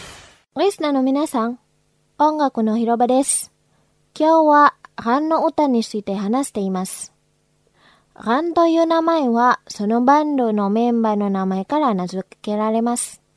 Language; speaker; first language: Japanese; non-native, fluent; Indonesian